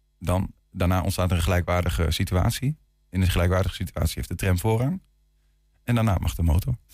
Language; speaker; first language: Dutch; native; Dutch